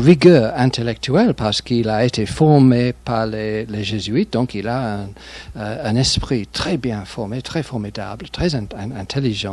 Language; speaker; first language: French; non-native, fluent; English